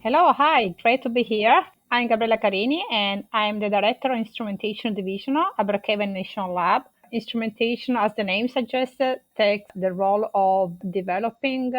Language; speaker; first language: English; non-native, fluent; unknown